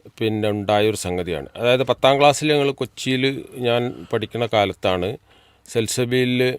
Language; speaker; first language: Malayalam; native; Malayalam